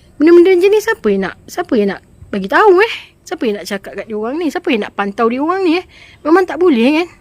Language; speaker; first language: Malay; native; Malay